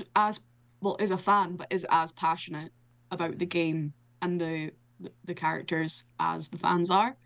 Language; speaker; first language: English; native; English